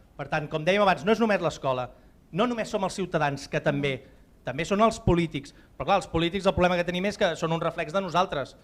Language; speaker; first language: Catalan; native; Catalan